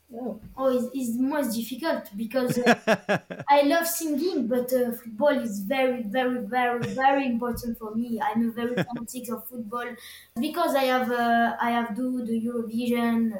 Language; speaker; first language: English; non-native, learner; French